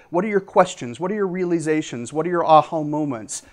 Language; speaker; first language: English; native; English